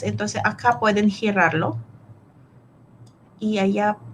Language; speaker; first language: Spanish; non-native, fluent; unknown